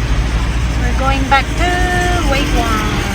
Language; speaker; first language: English; non-native, local second language; Filipino